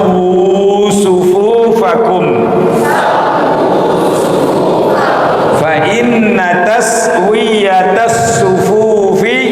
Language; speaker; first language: Arabic; non-native, fluent; Indonesian